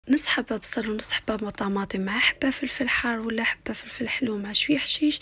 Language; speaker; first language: Arabic; native; Arabic